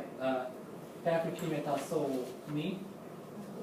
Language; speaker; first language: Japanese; non-native, learner; English